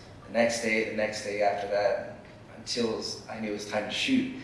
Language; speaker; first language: English; native; English